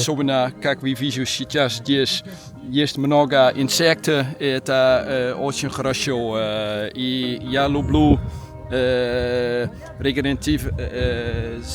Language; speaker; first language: Russian; non-native, learner; Dutch